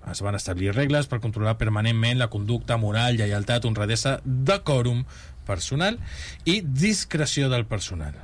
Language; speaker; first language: Catalan; non-native, local second language; Spanish